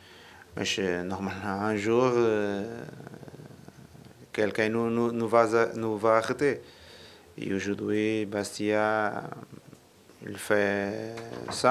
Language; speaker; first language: French; non-native, learner; Portuguese